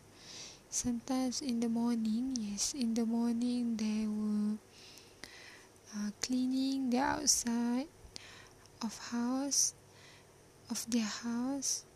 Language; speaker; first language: English; non-native, learner; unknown